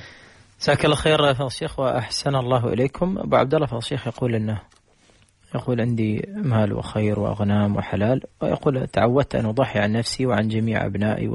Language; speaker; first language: Arabic; native; Arabic